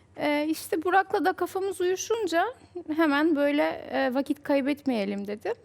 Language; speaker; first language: Turkish; non-native, fluent; Albanian